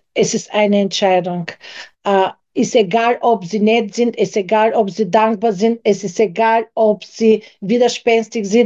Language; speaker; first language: German; non-native, fluent; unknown